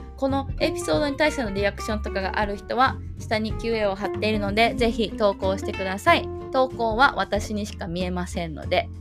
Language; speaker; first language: Japanese; native; Japanese